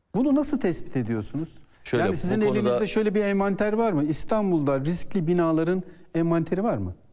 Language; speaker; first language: Turkish; native; Turkish